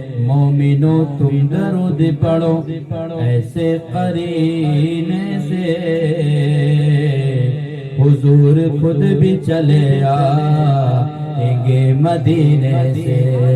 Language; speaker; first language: Urdu; native; Urdu